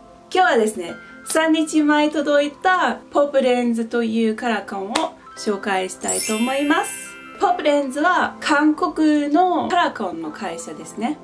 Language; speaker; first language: Japanese; non-native, fluent; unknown